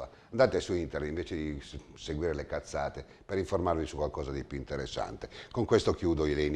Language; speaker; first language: Italian; native; Italian